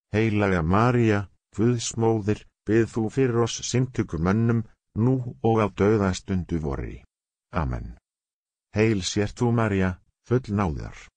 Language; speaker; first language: Icelandic; non-native, learner; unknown